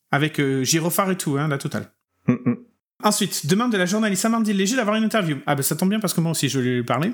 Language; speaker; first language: French; native; French